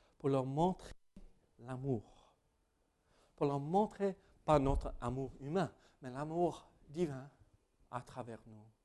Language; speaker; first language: French; non-native, fluent; English